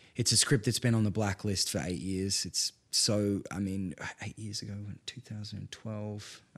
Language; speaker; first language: English; native; English